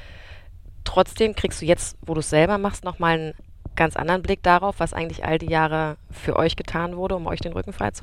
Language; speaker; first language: German; native; German